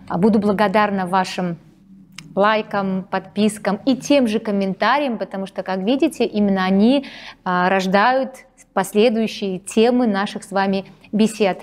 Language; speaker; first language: Russian; native; Russian